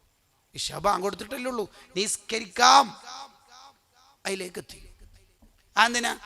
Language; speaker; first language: Malayalam; native; Malayalam